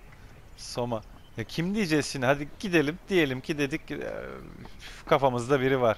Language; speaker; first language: Turkish; native; Turkish